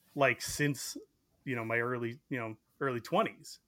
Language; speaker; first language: English; native; English